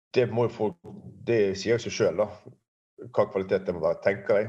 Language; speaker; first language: Norwegian; native; Norwegian